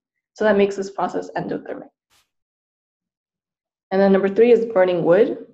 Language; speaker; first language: English; native; English